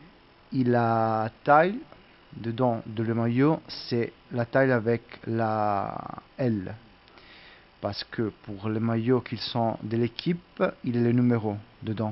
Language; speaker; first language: French; non-native, learner; Italian